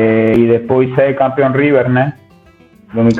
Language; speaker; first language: Portuguese; non-native, learner; Spanish